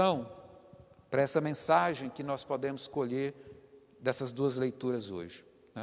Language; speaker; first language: Portuguese; native; Portuguese